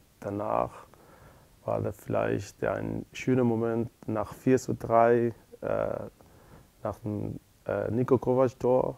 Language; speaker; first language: German; non-native, learner; Persian